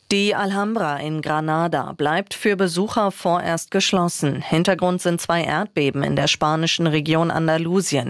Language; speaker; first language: German; native; German